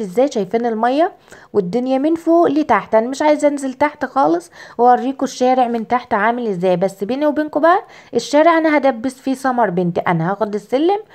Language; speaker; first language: Arabic; native; Arabic